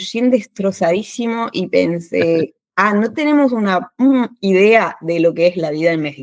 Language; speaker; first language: Spanish; non-native, fluent; French